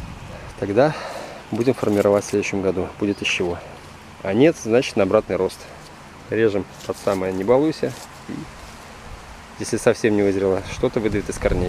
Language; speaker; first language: Russian; native; Russian